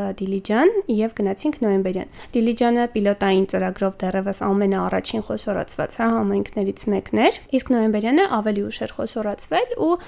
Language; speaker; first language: Armenian; native; Armenian